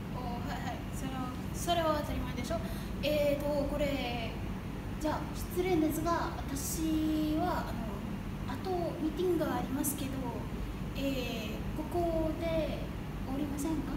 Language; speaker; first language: Japanese; non-native, learner; Malay